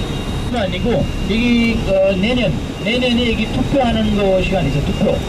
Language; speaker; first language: Korean; non-native, fluent; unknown